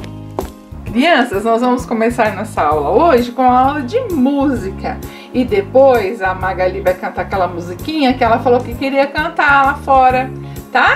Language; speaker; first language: Portuguese; native; Portuguese